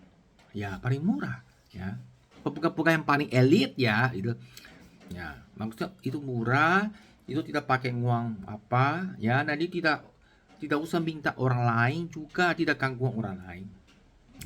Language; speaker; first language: Indonesian; non-native, learner; Chinese